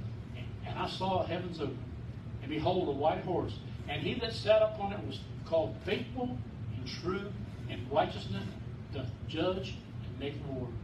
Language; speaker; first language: English; native; English